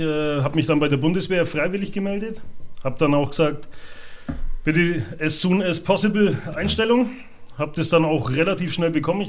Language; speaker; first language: German; native; German